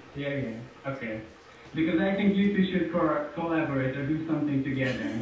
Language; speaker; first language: English; non-native, fluent; Hungarian